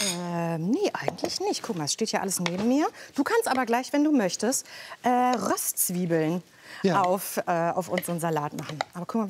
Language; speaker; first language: German; native; German